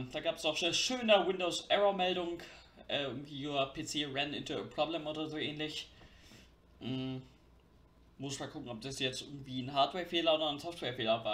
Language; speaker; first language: German; native; German